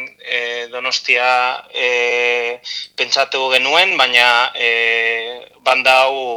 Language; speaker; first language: Basque; non-native, local second language; Spanish